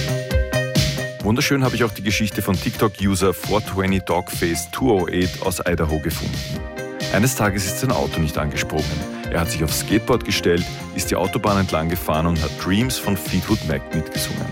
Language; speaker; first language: German; native; German